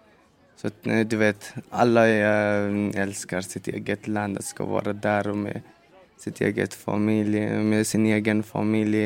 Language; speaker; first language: Swedish; non-native, learner; Persian